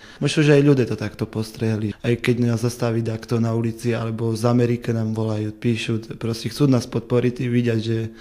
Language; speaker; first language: Slovak; non-native, local second language; Rusyn